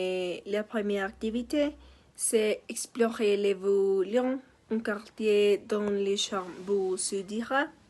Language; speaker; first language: French; non-native, learner; Spanish